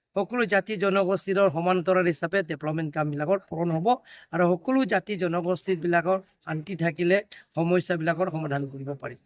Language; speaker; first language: Assamese; non-native, local second language; Karbi